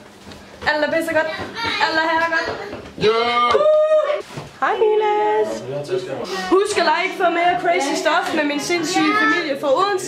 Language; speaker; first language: Danish; native; Danish